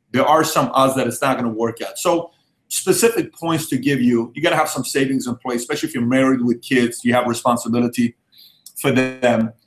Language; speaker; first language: English; early bilingual, other home language; Persian